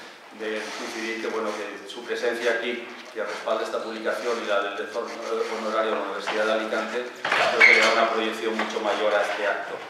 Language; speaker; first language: Spanish; native; Spanish